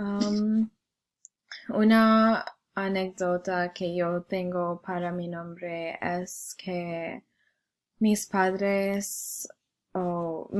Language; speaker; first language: Spanish; non-native, learner; English